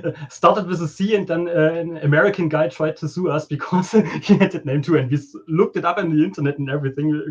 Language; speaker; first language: English; non-native, fluent; German